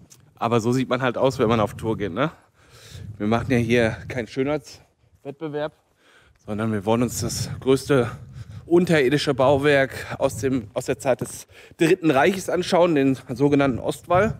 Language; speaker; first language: German; native; German